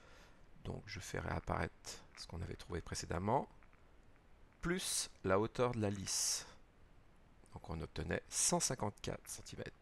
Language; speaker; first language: French; native; French